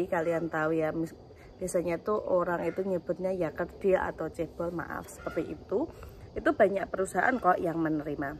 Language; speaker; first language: Indonesian; native; Indonesian